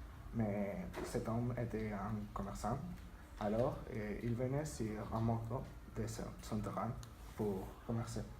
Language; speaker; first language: French; non-native, learner; Spanish